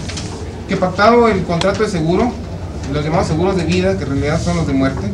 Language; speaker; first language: Spanish; native; Spanish